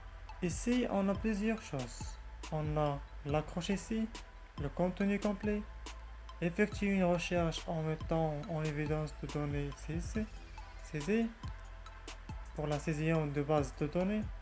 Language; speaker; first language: French; non-native, learner; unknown